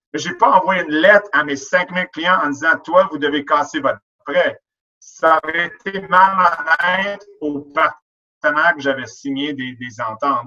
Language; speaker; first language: French; native; French